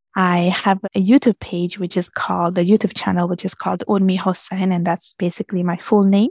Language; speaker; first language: English; early bilingual, heritage; Italian